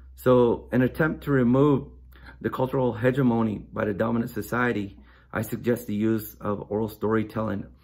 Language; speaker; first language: English; native; English